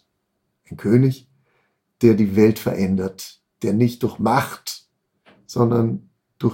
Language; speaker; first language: German; native; German